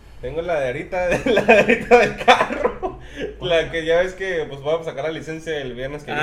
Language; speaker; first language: Spanish; native; Spanish